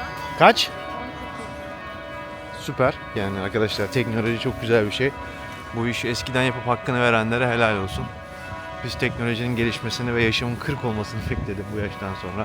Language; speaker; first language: Turkish; native; Turkish